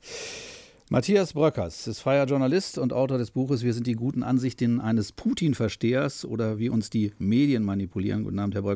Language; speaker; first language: German; native; German